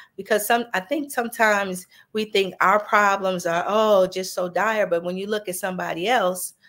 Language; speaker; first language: English; native; English